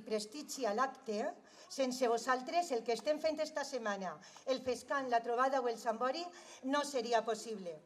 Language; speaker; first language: Catalan; native; Catalan